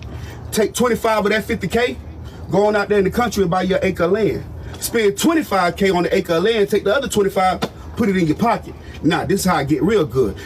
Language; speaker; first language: English; native; English